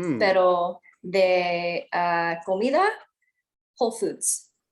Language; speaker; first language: Spanish; non-native, learner; English